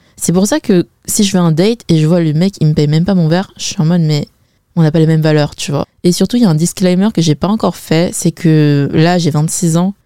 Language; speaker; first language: French; early bilingual, other home language; Wu Chinese